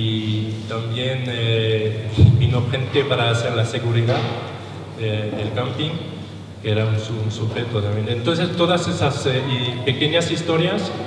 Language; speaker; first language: Spanish; non-native, learner; French